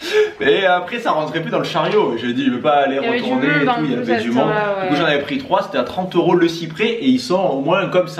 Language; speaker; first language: French; native; French